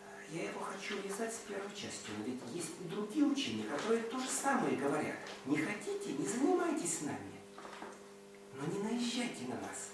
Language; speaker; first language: Russian; native; Russian